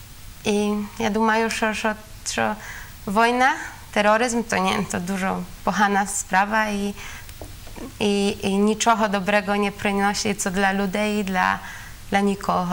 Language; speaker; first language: Ukrainian; non-native, learner; Polish